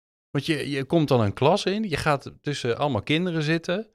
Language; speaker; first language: Dutch; native; Dutch